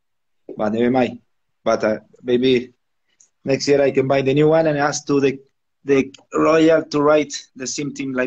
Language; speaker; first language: English; non-native, learner; Spanish